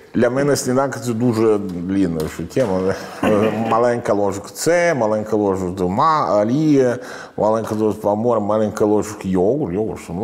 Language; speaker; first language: Ukrainian; non-native, learner; Italian